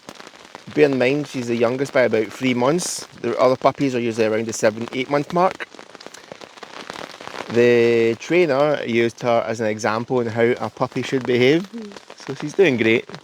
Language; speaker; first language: English; native; English